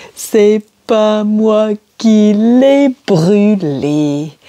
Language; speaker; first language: French; native; French